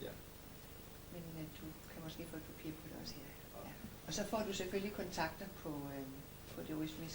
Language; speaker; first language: Danish; native; Danish